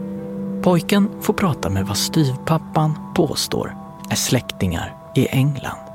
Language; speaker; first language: Swedish; native; Swedish